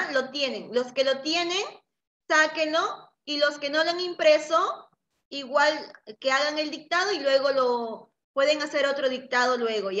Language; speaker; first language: Spanish; native; Spanish